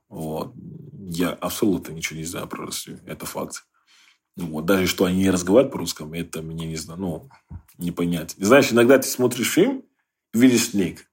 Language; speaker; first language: Russian; non-native, fluent; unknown